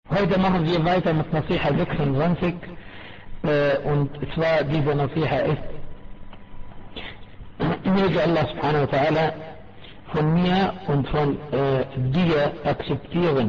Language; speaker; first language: German; non-native, fluent; Arabic